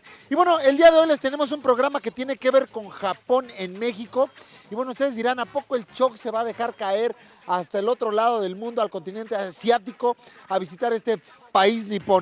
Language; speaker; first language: Spanish; native; Spanish